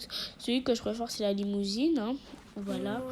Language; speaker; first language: French; native; French